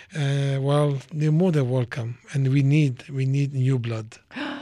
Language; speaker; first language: English; non-native, fluent; French